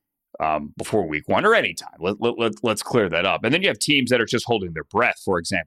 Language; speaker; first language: English; native; English